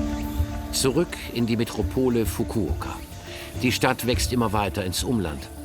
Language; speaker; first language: German; native; German